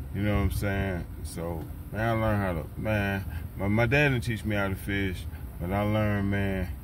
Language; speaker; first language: English; native; English